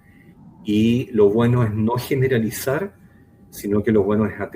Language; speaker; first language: Spanish; native; Spanish